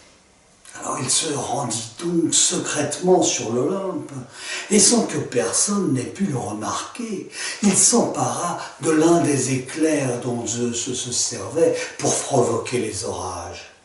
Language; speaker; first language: French; native; French